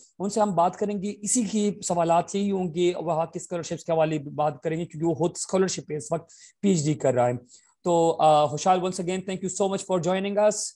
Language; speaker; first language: Urdu; non-native, local second language; Pashto